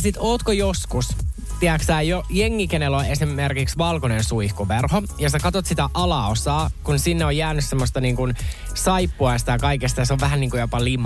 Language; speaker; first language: Finnish; native; Finnish